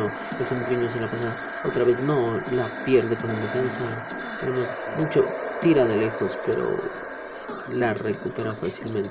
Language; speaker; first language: Spanish; native; Spanish